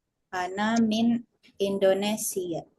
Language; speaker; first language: Arabic; non-native, learner; Indonesian